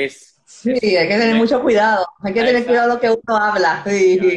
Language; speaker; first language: Spanish; native; Spanish